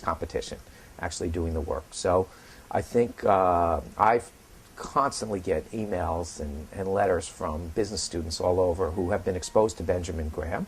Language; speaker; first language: English; native; English